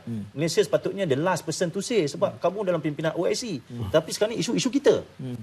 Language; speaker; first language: Malay; native; Malay